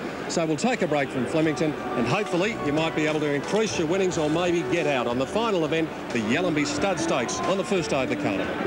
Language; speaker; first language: English; native; English